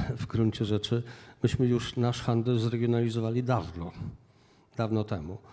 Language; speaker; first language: Polish; native; Polish